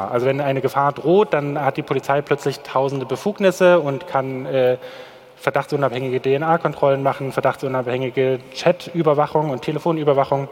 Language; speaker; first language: German; native; German